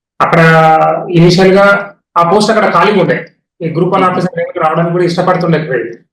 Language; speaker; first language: Telugu; native; Telugu